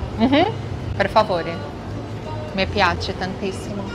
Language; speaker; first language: Italian; non-native, learner; Portuguese